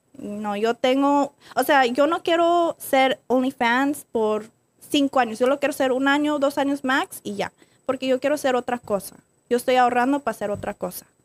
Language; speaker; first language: Spanish; early bilingual, other home language; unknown